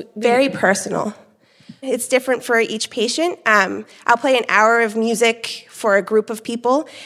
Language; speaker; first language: English; native; English